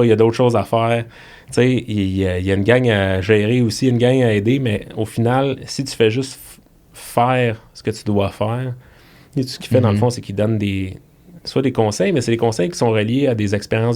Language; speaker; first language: French; native; French